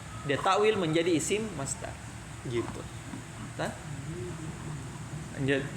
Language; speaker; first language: Indonesian; native; Indonesian